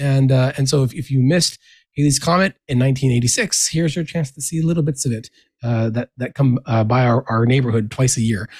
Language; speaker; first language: English; native; English